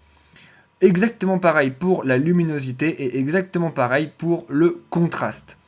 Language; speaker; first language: French; native; French